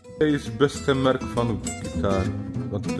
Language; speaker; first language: Dutch; non-native, learner; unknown